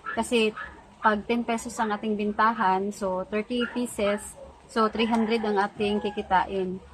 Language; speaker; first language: Filipino; non-native, local second language; Cebuano